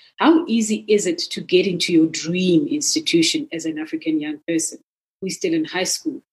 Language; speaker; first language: English; non-native, local second language; Zulu